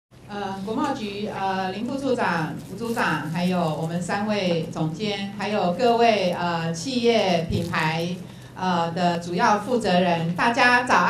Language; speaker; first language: Chinese; native; Chinese